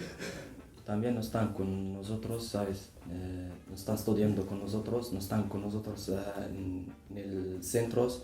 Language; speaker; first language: Spanish; non-native, learner; Arabic